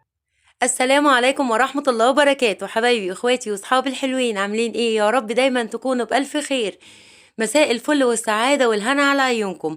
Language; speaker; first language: Arabic; native; Arabic